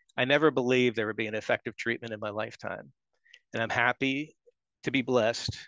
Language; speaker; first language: English; native; English